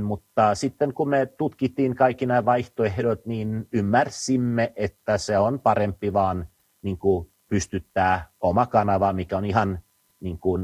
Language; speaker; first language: Finnish; non-native, fluent; Swedish